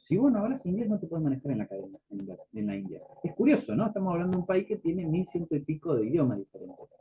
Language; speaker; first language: Spanish; native; Spanish